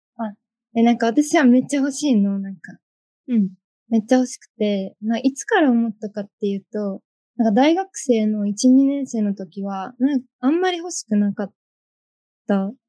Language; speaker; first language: Japanese; early bilingual, other home language; Chinese